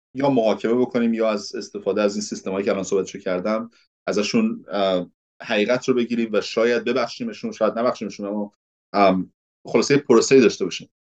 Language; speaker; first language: Persian; early bilingual, heritage; Persian